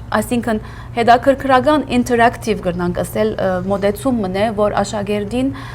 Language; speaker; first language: Armenian; early bilingual, heritage; Armenian